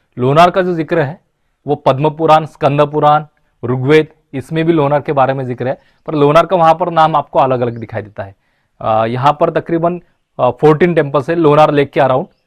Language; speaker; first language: Hindi; non-native, local second language; Marathi